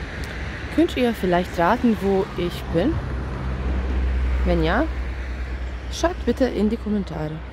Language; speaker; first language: German; non-native, fluent; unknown